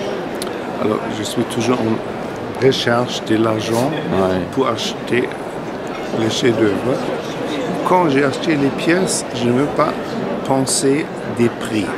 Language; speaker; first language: French; non-native, fluent; German